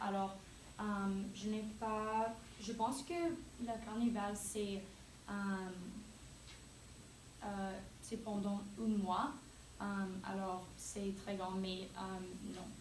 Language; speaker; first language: French; non-native, learner; English